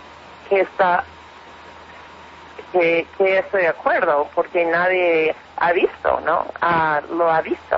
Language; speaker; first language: Spanish; non-native, fluent; English